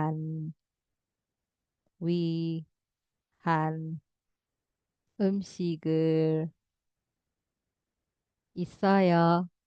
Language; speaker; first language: Korean; non-native, fluent; Indonesian